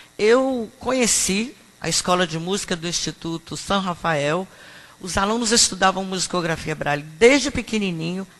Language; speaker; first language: Portuguese; native; Portuguese